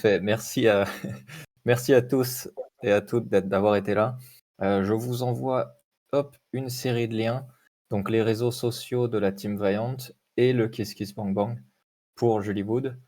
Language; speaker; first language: French; native; French